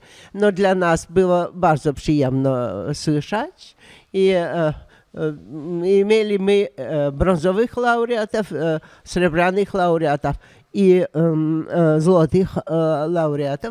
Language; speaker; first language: Polish; non-native, learner; Russian